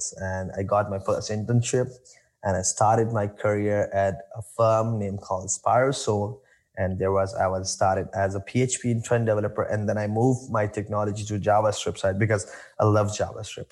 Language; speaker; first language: English; non-native, local second language; Urdu